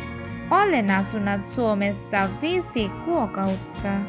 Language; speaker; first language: Finnish; non-native, learner; Bangla